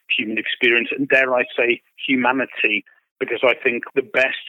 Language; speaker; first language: English; native; English